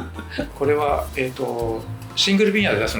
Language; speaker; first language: Japanese; native; Japanese